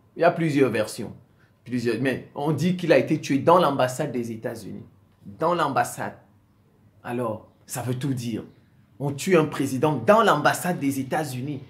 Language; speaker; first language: French; non-native, local second language; Sango